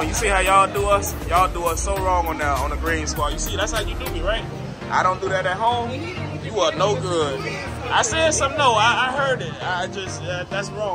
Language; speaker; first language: English; native; English